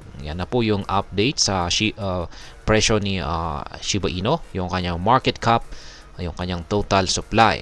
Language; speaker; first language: Filipino; native; Filipino